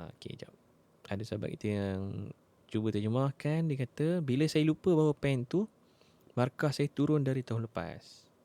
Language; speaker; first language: Malay; native; Malay